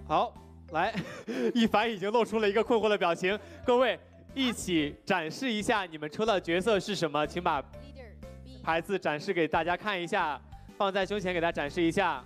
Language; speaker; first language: Chinese; native; Chinese